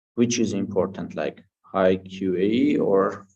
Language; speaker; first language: English; non-native, fluent; Armenian